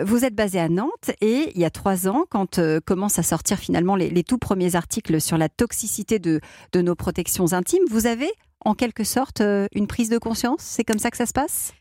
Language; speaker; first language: French; native; French